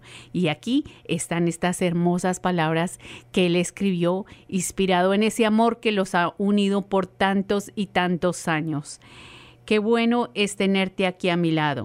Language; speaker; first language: Spanish; native; Spanish